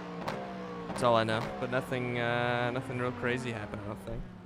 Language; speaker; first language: English; native; English